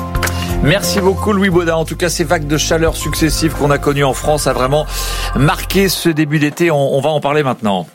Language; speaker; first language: French; native; French